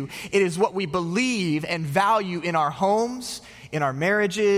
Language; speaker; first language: English; native; English